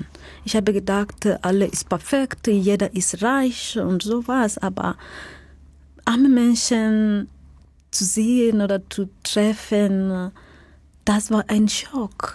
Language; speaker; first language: German; non-native, fluent; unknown